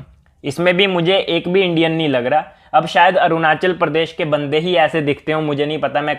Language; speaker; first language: Hindi; native; Hindi